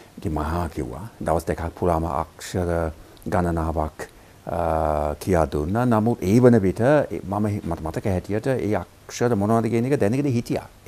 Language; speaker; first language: Sinhala; non-native, fluent; English